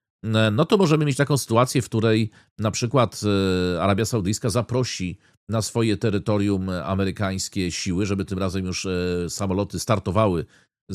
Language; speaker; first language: Polish; native; Polish